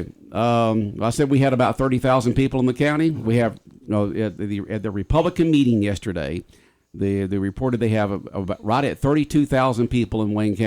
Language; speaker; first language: English; native; English